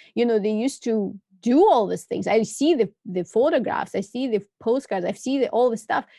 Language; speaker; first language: English; non-native, fluent; Russian